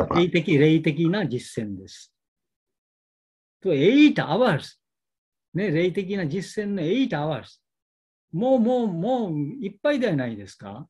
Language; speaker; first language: Japanese; non-native, learner; Bangla